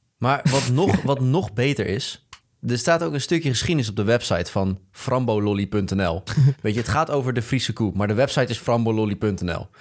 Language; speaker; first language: Dutch; native; Dutch